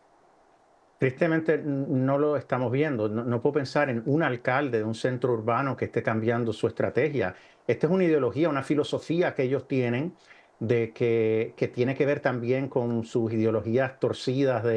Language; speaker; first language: Spanish; native; Spanish